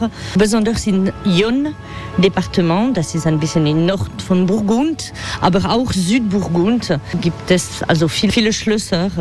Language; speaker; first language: German; non-native, fluent; French